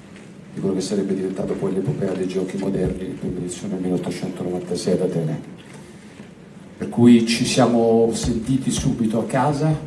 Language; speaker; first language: Italian; native; Italian